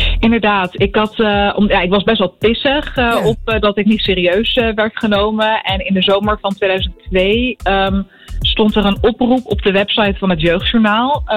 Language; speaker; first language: Dutch; early bilingual, other home language; Arabic